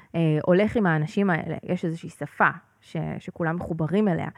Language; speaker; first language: Hebrew; native; Hebrew